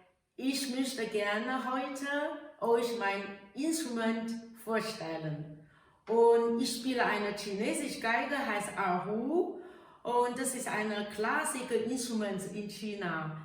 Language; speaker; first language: German; non-native, learner; Chinese